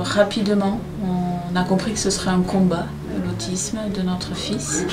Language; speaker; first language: French; native; French